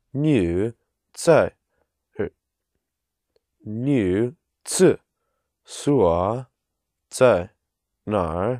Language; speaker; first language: Chinese; non-native, learner; English